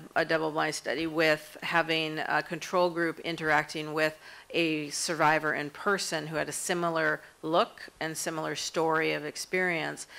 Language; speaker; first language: English; native; English